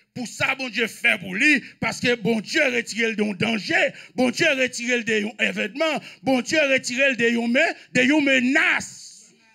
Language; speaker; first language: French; non-native, local second language; Haitian Creole